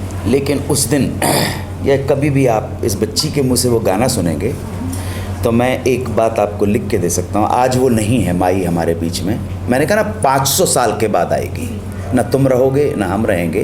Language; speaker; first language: Hindi; native; Hindi